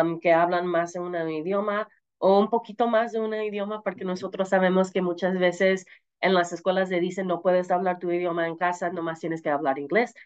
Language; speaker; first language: Spanish; early bilingual, heritage; Spanish